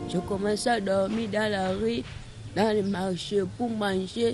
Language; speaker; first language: French; non-native, local second language; Lingala